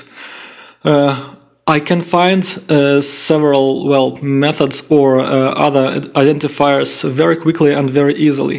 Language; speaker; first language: English; non-native, fluent; Russian